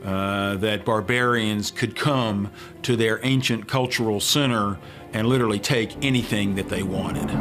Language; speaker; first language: English; native; English